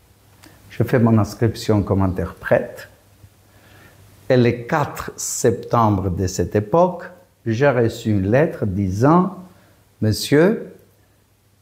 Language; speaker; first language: French; non-native, fluent; Greek